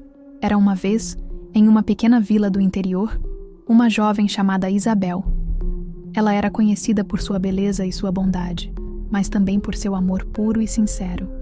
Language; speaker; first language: Portuguese; native; Portuguese